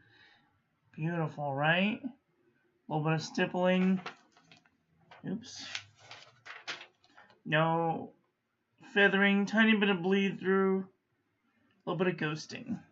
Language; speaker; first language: English; native; English